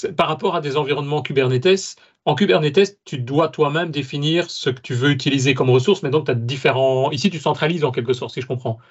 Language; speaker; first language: French; native; French